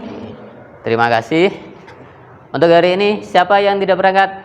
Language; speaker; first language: Indonesian; native; Indonesian